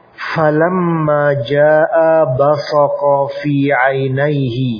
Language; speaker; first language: Arabic; non-native, fluent; Indonesian